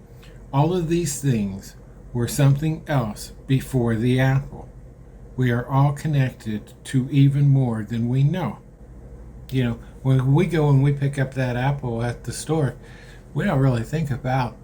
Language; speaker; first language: English; native; English